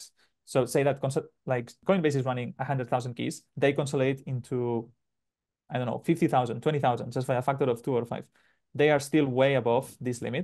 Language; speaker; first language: English; non-native, fluent; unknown